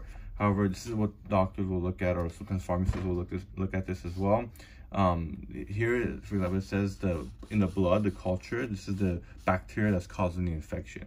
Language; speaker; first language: English; native; English